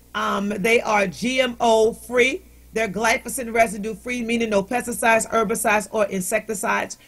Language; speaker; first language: English; native; English